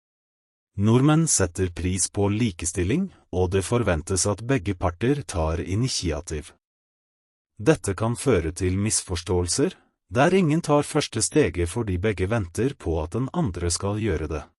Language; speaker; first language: Norwegian; non-native, fluent; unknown